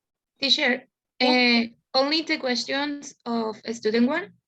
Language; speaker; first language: English; non-native, learner; Spanish